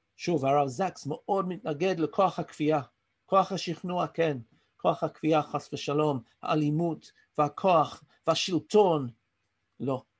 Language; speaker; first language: Hebrew; non-native, fluent; English